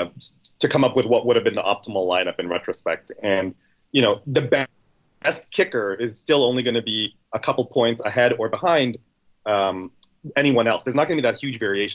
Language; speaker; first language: English; native; English